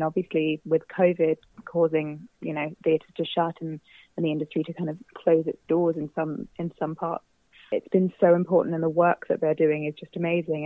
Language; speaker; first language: English; native; English